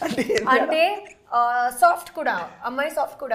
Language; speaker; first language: Telugu; non-native, learner; Hindi